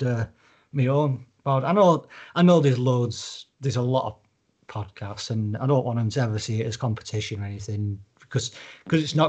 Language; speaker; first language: English; native; English